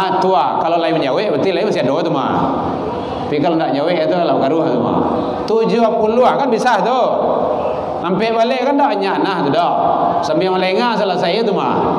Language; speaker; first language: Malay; non-native, local second language; Minangkabau